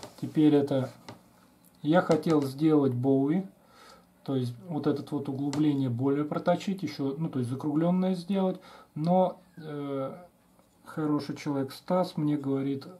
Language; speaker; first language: Russian; native; Russian